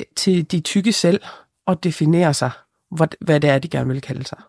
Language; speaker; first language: Danish; early bilingual, other home language; Lithuanian